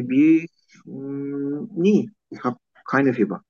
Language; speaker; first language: German; non-native, learner; Turkish